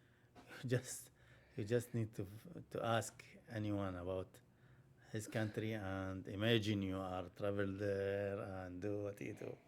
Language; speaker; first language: English; non-native, learner; Arabic